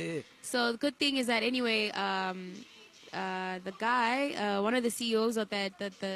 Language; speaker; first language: English; non-native, local second language; Shona